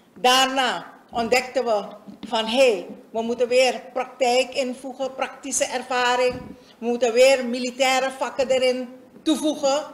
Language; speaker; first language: Dutch; native; Dutch